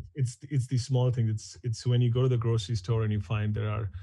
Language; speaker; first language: English; non-native, local second language; Hindi